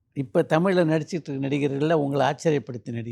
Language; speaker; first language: Tamil; native; Tamil